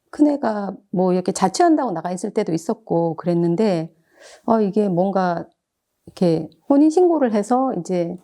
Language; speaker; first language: Korean; native; Korean